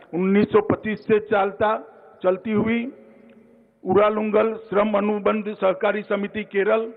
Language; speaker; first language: Hindi; non-native, local second language; Gujarati